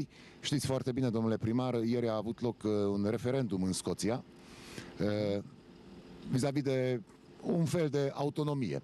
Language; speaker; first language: Romanian; native; Romanian